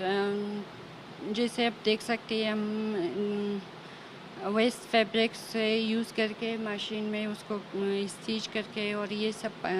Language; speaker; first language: Hindi; non-native, fluent; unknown